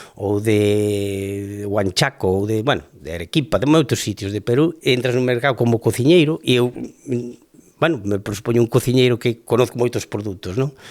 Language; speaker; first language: Galician; native; Galician